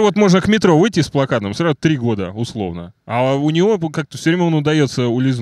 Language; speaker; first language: Russian; native; Russian